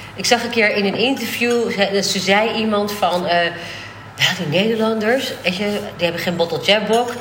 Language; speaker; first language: Dutch; native; Dutch